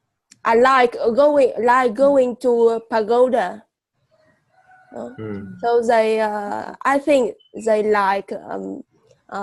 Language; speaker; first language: English; non-native, learner; Vietnamese